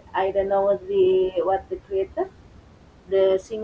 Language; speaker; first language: English; non-native, learner; Indonesian